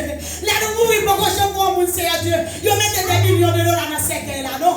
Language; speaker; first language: French; non-native, local second language; Haitian Creole